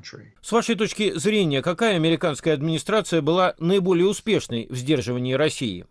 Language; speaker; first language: Russian; native; Russian